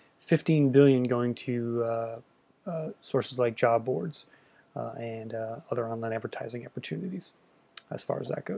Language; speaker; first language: English; native; English